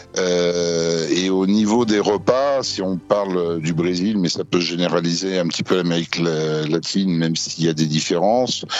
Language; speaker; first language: French; native; French